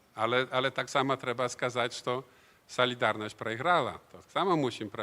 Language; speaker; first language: Polish; non-native, learner; Belarusian